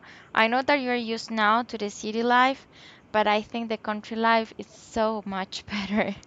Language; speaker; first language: English; non-native, local second language; Spanish